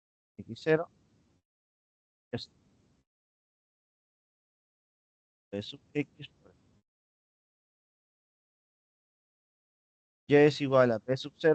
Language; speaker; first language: Spanish; native; Spanish